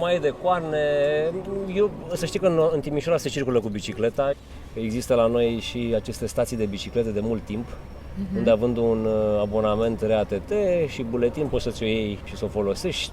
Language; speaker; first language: Romanian; native; Romanian